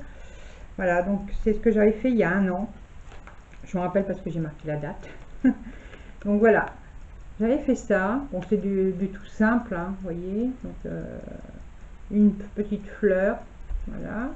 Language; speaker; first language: French; native; French